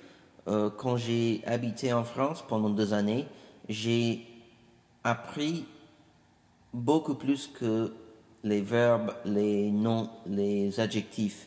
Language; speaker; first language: French; non-native, fluent; English